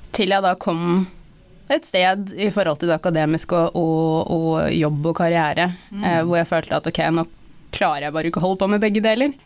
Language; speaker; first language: Norwegian; native; Norwegian